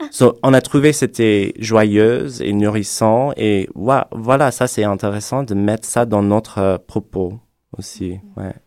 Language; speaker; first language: French; non-native, fluent; English